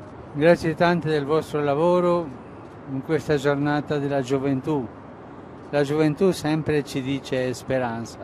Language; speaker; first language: Italian; non-native, fluent; Spanish